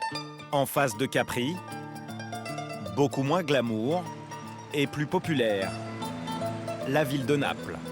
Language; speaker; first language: French; native; French